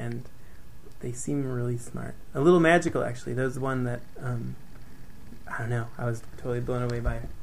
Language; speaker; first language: English; native; English